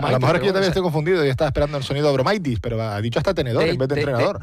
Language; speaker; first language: Spanish; native; Spanish